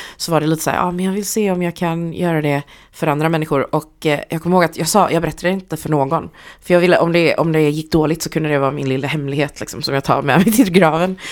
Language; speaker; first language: Swedish; early bilingual, other home language; Chinese